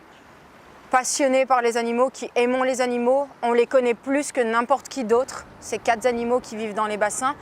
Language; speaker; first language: French; native; French